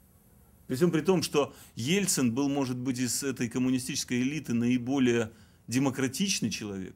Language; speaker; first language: Russian; native; Russian